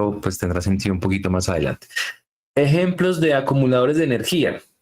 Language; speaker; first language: Spanish; native; Spanish